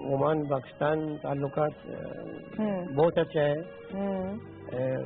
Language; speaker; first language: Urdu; non-native, learner; Arabic